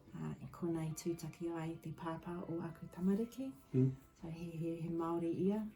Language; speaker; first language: Māori; non-native, local second language; English